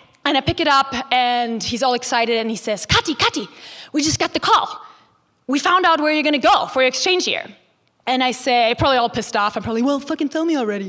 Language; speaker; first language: English; non-native, fluent; German